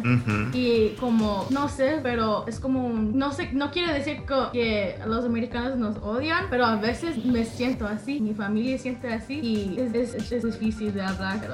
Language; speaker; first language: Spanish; early bilingual, heritage; English